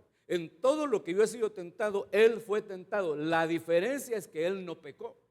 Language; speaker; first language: Spanish; native; Spanish